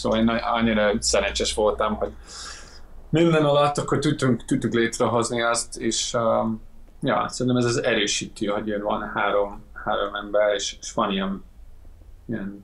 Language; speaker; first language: Hungarian; non-native, fluent; English